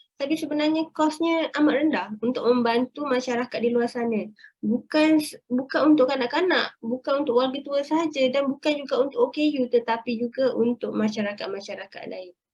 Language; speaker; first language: Malay; native; Malay